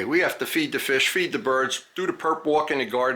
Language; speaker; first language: English; native; English